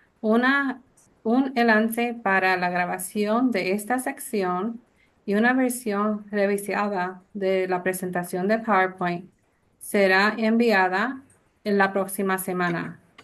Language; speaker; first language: Spanish; early bilingual, heritage; Spanish